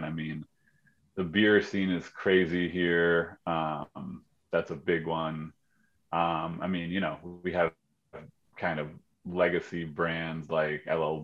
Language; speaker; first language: English; native; English